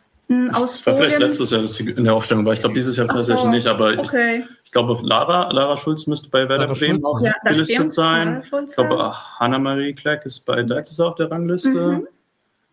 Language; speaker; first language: German; native; German